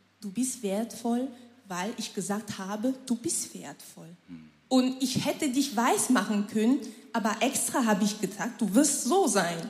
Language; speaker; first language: German; non-native, fluent; French